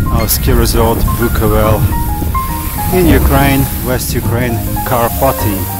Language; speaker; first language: English; non-native, fluent; Ukrainian